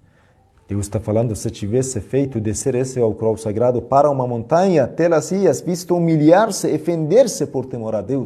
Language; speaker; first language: Portuguese; non-native, fluent; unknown